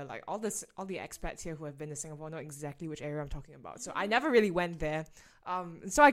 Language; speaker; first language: English; native; English